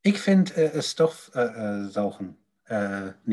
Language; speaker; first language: Dutch; non-native, learner; German